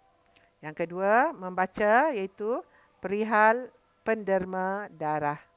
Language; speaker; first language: Malay; native; Malay